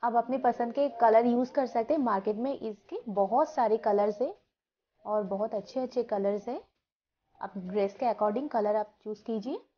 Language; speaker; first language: Hindi; non-native, local second language; Bangla